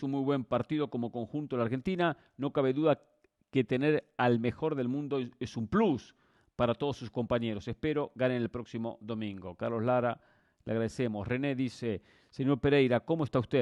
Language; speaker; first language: Spanish; native; Spanish